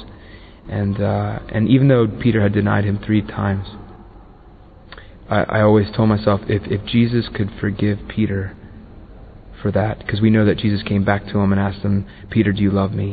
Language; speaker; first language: English; native; English